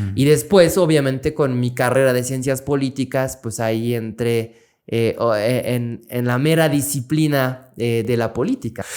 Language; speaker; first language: Spanish; non-native, fluent; French